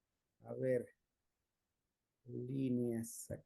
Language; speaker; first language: Spanish; native; Spanish